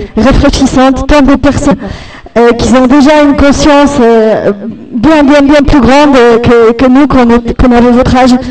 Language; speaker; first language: French; non-native, fluent; Polish